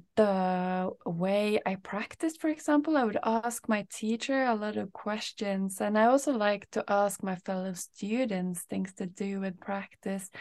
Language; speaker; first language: English; non-native, fluent; Norwegian